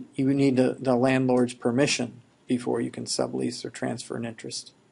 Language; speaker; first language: English; native; English